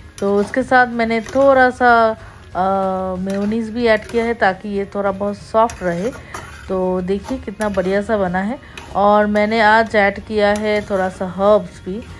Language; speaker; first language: Hindi; non-native, local second language; Bangla